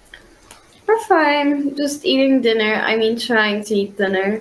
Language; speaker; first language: English; non-native, fluent; Turkish